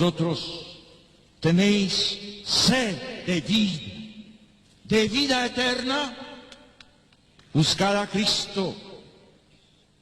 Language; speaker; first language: Spanish; non-native, fluent; Polish